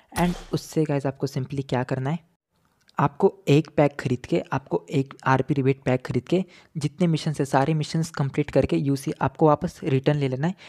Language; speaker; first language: Hindi; native; Hindi